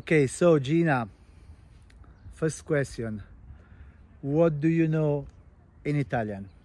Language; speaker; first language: English; non-native, fluent; Italian